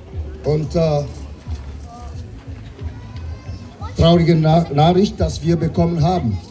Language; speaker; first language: German; non-native, learner; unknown